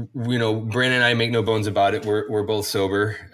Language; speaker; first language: English; native; English